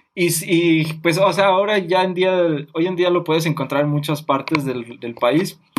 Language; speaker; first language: Spanish; native; Spanish